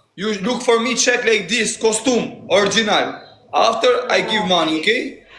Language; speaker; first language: English; non-native, learner; Albanian